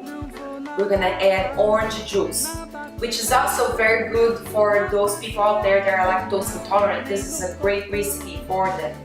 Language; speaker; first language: English; non-native, fluent; Portuguese